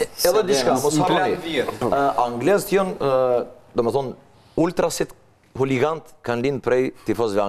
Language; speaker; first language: Albanian; native; Albanian